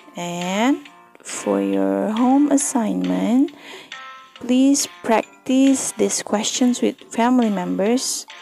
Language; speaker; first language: English; non-native, fluent; Indonesian